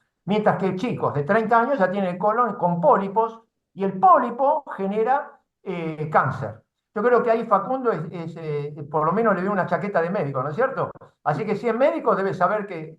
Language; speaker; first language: Spanish; native; Spanish